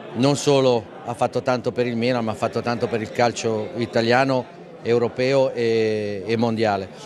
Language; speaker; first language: Italian; native; Italian